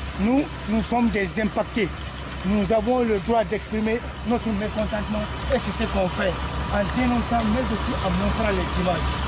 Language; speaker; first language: French; non-native, local second language; Bambara